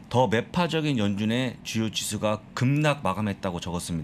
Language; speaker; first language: Korean; native; Korean